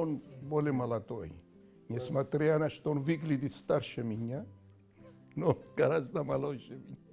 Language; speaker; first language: Russian; non-native, fluent; Greek